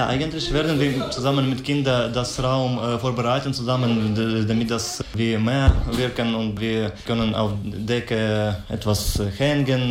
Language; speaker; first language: German; non-native, fluent; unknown